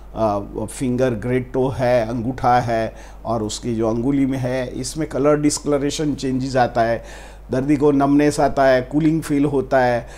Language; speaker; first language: Hindi; non-native, local second language; Gujarati